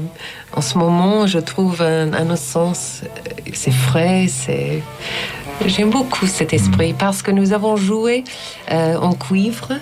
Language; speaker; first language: French; non-native, learner; English